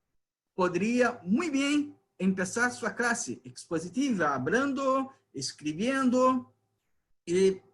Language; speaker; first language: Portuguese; non-native, learner; Spanish